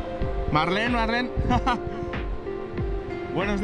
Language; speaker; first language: Spanish; native; Spanish